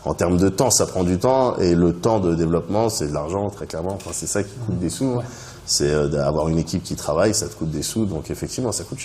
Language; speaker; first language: French; native; French